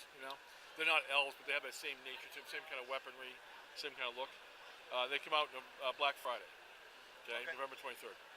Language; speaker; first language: English; native; English